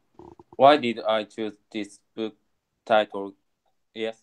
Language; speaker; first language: English; non-native, learner; Japanese